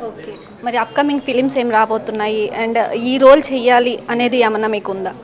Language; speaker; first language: Telugu; native; Telugu